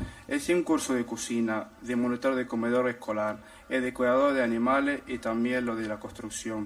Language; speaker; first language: Spanish; non-native, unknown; Arabic